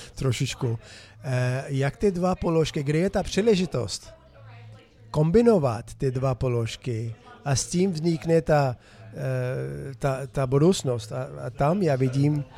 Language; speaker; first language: Czech; non-native, fluent; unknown